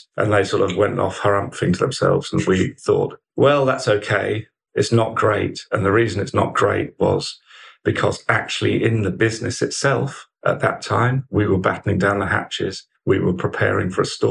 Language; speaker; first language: English; native; English